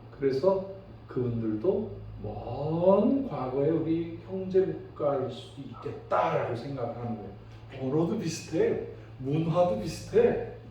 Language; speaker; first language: Korean; native; Korean